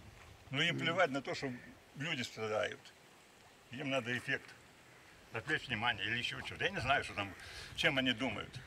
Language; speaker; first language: Russian; native; Russian